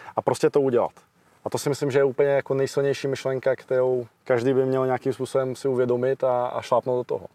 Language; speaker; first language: Czech; early bilingual, other home language; Russian